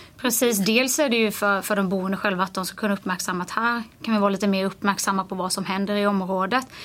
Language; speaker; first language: Swedish; native; Swedish